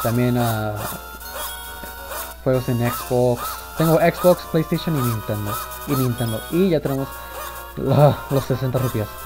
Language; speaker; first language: Spanish; early bilingual, heritage; Spanish